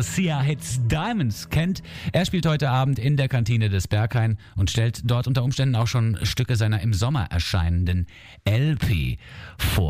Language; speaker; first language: German; native; German